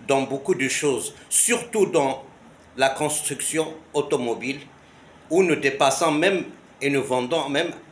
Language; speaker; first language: French; non-native, local second language; Arabic